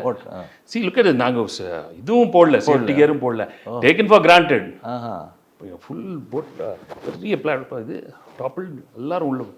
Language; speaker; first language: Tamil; non-native, local second language; Telugu